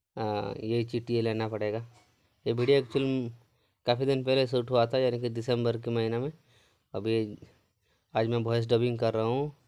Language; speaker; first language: Hindi; non-native, local second language; Odia